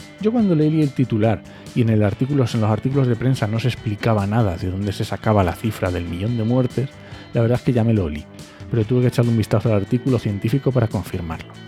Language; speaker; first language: Spanish; native; Spanish